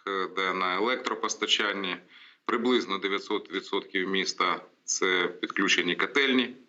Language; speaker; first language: Ukrainian; non-native, local second language; Russian